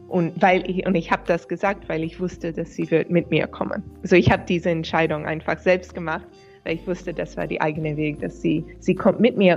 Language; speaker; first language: German; non-native, fluent; English